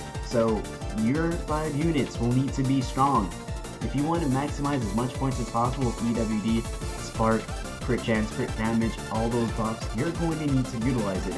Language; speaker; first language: English; native; English